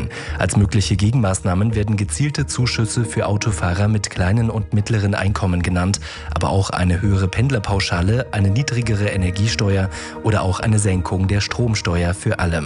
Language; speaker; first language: German; native; German